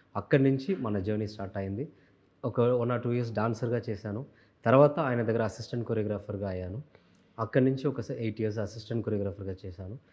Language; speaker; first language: Telugu; non-native, local second language; Tamil